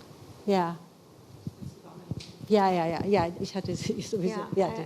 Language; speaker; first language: German; non-native, fluent; English